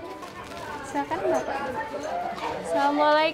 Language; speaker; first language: Indonesian; native; Indonesian